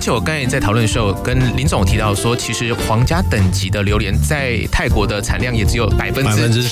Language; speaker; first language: Chinese; native; Chinese